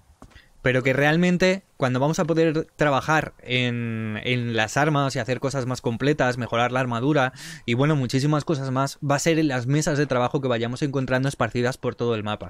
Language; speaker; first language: Spanish; native; Spanish